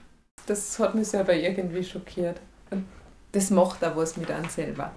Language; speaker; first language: German; native; German